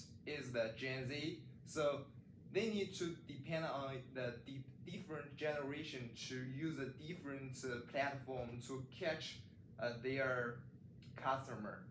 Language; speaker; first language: English; non-native, learner; Chinese